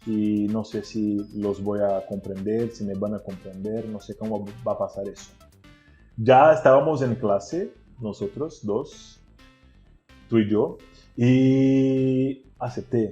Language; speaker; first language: Spanish; non-native, fluent; Portuguese